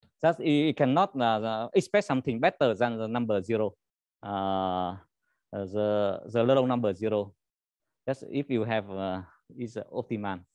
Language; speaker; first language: English; non-native, learner; Vietnamese